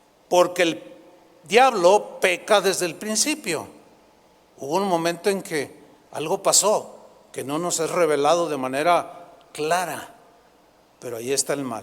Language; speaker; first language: Spanish; native; Spanish